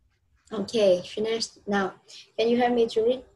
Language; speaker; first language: English; non-native, fluent; Vietnamese